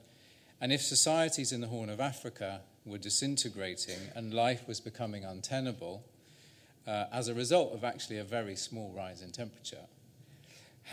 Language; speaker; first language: English; native; English